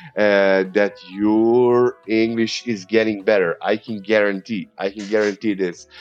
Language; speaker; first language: English; non-native, fluent; Serbian